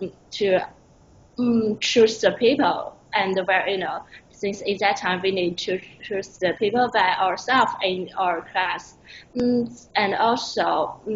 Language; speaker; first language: English; non-native, learner; Chinese